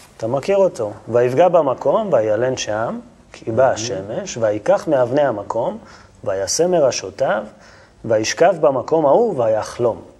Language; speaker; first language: Hebrew; native; Hebrew